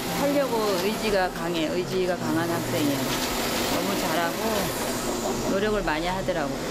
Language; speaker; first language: Korean; non-native, learner; Chinese